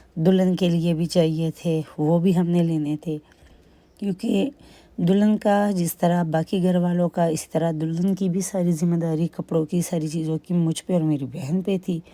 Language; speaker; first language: Urdu; non-native, local second language; Pashto